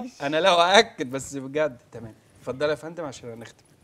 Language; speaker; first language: Arabic; native; Arabic